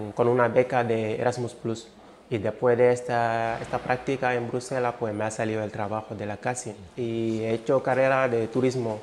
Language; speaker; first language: Spanish; non-native, fluent; Wolof